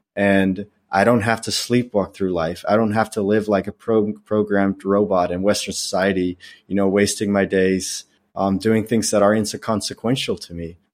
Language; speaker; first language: English; non-native, fluent; Dutch